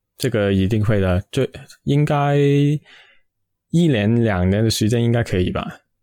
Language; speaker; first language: Chinese; non-native, local second language; Cantonese